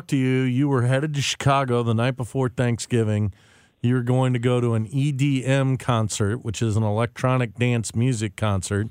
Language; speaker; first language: English; native; English